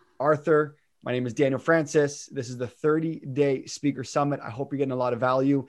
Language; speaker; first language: English; native; English